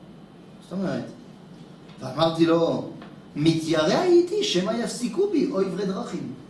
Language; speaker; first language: Hebrew; non-native, fluent; French